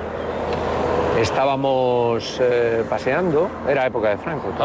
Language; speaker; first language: Spanish; native; Spanish